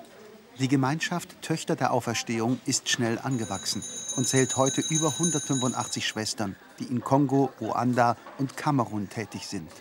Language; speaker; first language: German; native; German